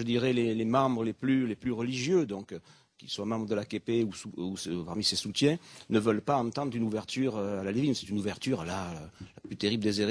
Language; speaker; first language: French; native; French